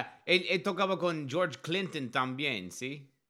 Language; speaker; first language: Spanish; non-native, learner; English